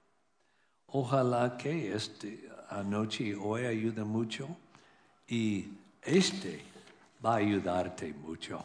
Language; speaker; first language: Spanish; non-native, learner; English